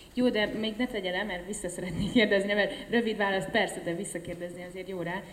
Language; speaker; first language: Hungarian; native; Hungarian